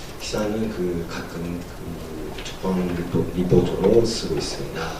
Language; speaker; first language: Korean; non-native, learner; Japanese